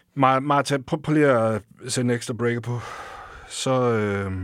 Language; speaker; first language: Danish; native; Danish